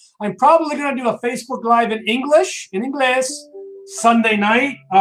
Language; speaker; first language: English; native; English